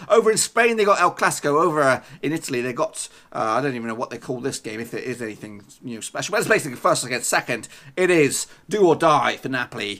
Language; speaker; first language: English; native; English